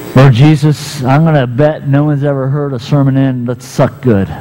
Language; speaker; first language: English; native; English